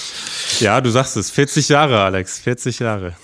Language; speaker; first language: German; native; German